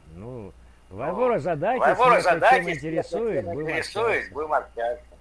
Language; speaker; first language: Russian; native; Russian